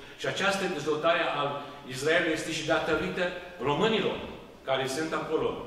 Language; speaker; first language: Romanian; early bilingual, heritage; Romanian